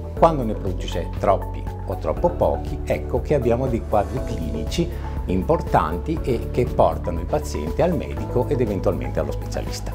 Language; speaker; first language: Italian; native; Italian